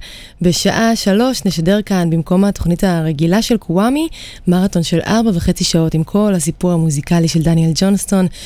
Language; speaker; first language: Hebrew; native; Hebrew